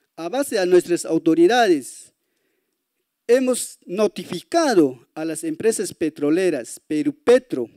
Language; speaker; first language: Spanish; native; Spanish